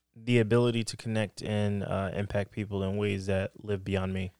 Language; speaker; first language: English; native; English